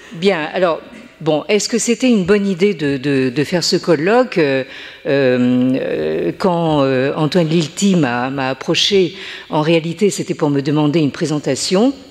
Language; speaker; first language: French; native; French